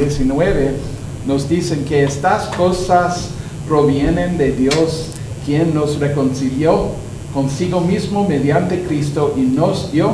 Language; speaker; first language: Spanish; non-native, learner; English